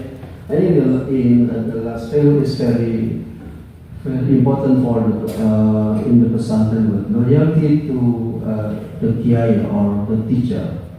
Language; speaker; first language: English; non-native, learner; Indonesian